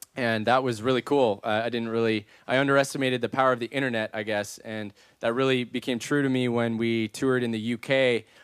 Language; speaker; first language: English; native; English